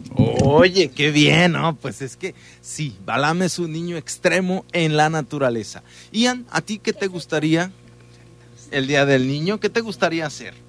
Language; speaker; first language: Spanish; native; Spanish